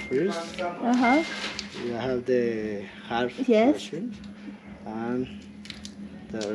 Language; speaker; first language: English; non-native, learner; Spanish